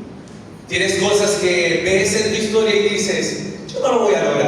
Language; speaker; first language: Spanish; native; Spanish